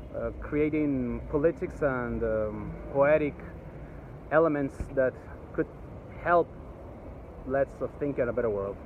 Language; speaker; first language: English; early bilingual, other home language; Spanish